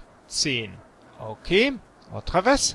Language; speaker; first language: Spanish; non-native, learner; German